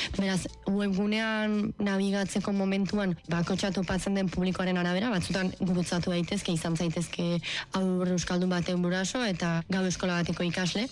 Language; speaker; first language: Basque; native; Basque